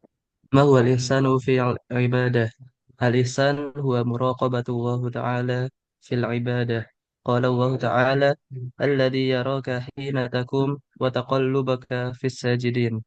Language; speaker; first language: Arabic; non-native, learner; Indonesian